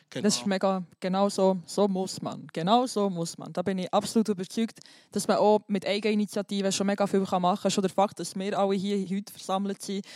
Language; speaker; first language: German; early bilingual, other home language; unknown